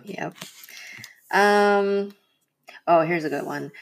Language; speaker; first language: English; non-native, fluent; Chinese